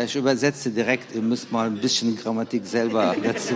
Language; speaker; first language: German; non-native, fluent; Arabic